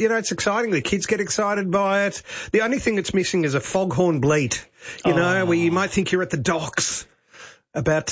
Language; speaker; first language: English; native; English